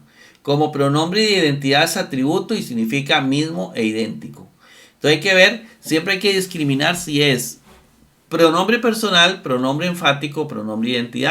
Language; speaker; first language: Spanish; native; Spanish